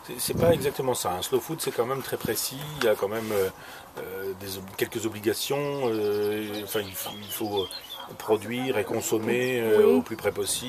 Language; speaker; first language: French; native; French